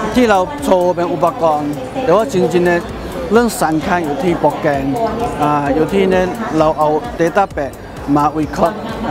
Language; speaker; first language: Thai; non-native, fluent; Chinese